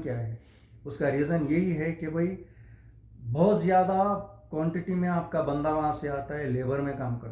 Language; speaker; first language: Hindi; native; Hindi